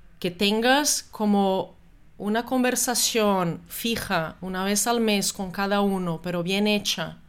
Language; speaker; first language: Spanish; non-native, fluent; Portuguese